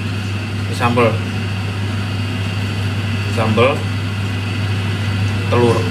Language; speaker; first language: Indonesian; native; Indonesian